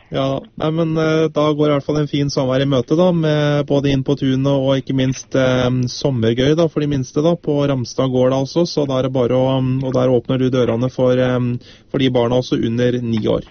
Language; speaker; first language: Norwegian; native; Norwegian